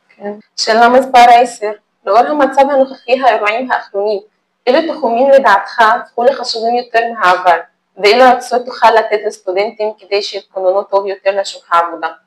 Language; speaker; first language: Hebrew; non-native, fluent; Arabic